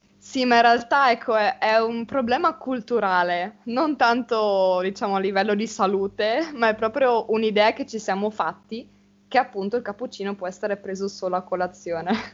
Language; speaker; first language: Italian; native; Italian